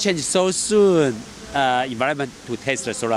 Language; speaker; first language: English; non-native, learner; Chinese